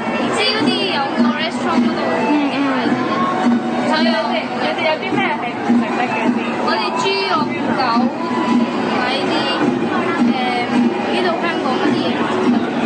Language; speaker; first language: Cantonese; non-native, learner; Urdu